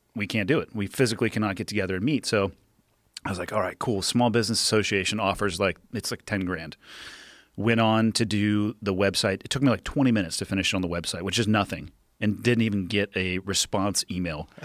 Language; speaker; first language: English; native; English